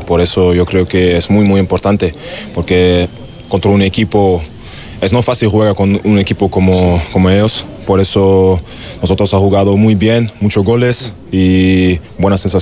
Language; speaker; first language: Spanish; non-native, learner; German